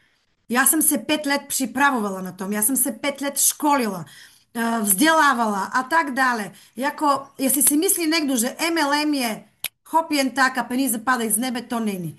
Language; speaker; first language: Czech; non-native, fluent; Bulgarian